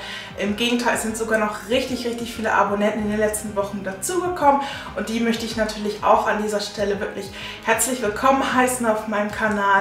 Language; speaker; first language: German; native; German